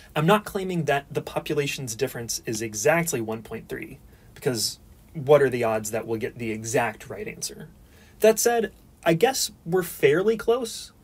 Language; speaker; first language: English; native; English